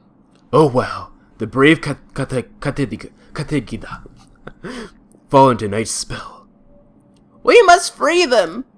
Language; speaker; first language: English; native; English